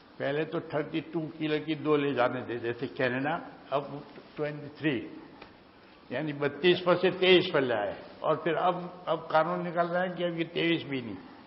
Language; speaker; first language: Urdu; non-native, local second language; Gujarati